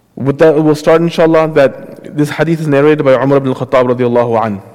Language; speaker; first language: English; native; English